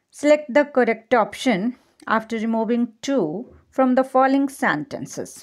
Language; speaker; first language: English; non-native, local second language; Punjabi